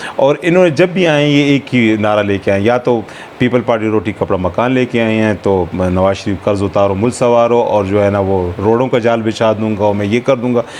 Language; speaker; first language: Urdu; non-native, local second language; Pashto